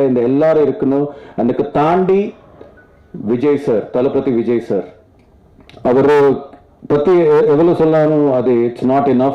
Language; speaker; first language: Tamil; non-native, learner; Telugu